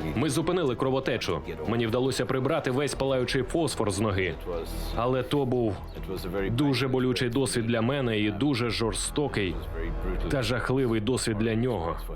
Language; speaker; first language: Ukrainian; non-native, fluent; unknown